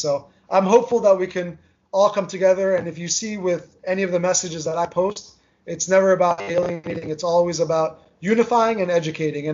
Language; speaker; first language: English; early bilingual, other home language; Armenian